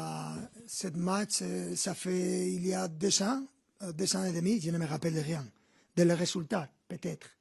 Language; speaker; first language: French; non-native, fluent; Spanish